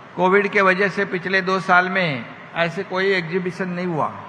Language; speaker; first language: Hindi; non-native, local second language; Marathi